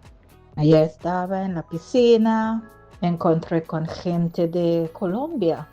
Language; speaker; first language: Spanish; non-native, fluent; English